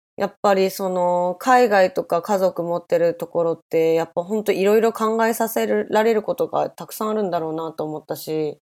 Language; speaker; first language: Japanese; native; Japanese